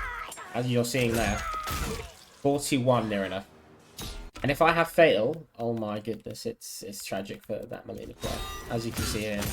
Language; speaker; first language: English; native; English